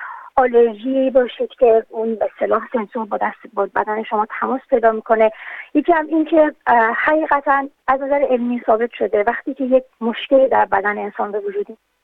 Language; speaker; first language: Persian; native; Persian